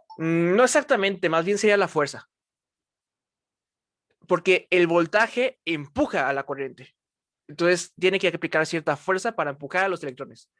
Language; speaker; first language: Spanish; native; Spanish